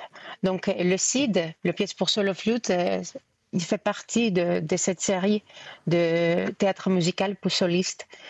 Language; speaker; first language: French; non-native, fluent; Greek